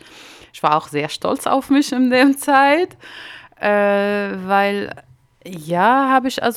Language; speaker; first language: German; non-native, learner; Arabic